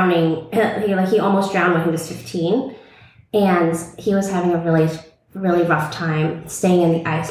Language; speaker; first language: English; native; English